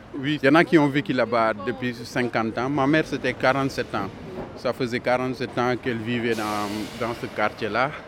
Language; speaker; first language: French; non-native, local second language; Wolof